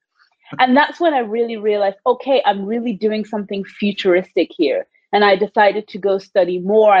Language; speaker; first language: English; native; English